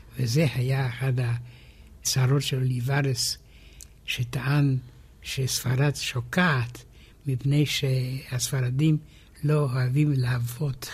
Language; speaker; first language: Hebrew; non-native, fluent; Romanian